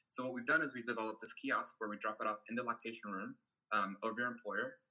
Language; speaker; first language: English; non-native, fluent; Portuguese